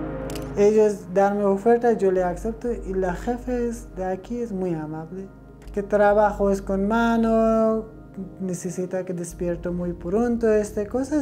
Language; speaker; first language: Spanish; non-native, learner; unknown